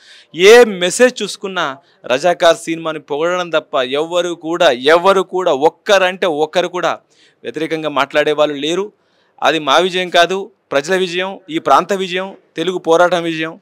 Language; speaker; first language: Telugu; native; Telugu